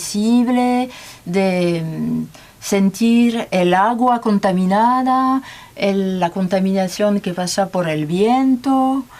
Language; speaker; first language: Spanish; non-native, learner; French